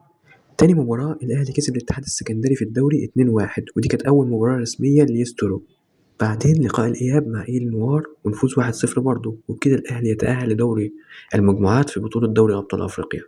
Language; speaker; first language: Arabic; native; Arabic